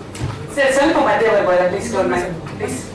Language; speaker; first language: Kannada; native; Kannada